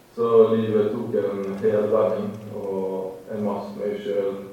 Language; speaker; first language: Norwegian; native; Norwegian